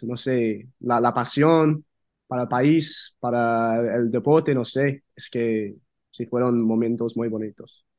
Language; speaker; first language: Spanish; non-native, fluent; English